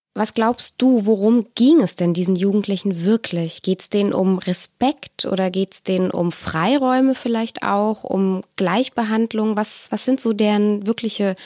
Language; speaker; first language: German; native; German